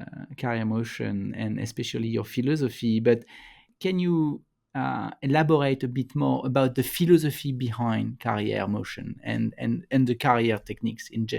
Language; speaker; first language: English; non-native, fluent; French